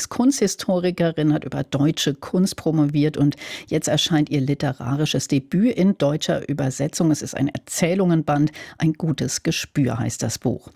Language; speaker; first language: German; native; German